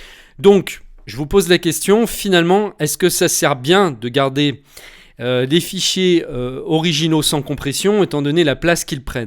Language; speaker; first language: French; native; French